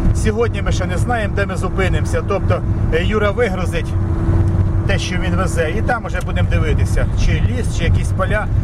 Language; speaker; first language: Ukrainian; non-native, local second language; Russian